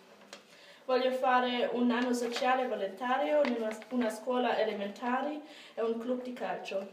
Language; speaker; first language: Italian; non-native, learner; German